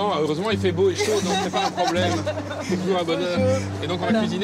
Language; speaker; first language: French; native; French